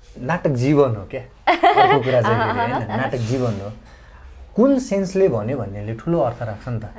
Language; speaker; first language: Nepali; non-native, local second language; Gurung